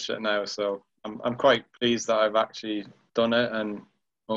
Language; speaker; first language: English; native; English